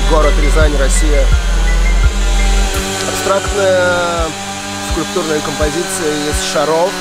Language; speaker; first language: Russian; native; Russian